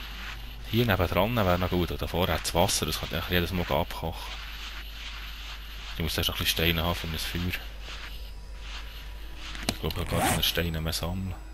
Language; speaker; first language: German; native; German